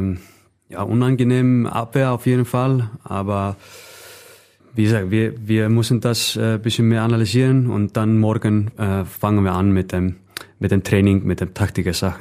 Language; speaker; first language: German; non-native, fluent; Icelandic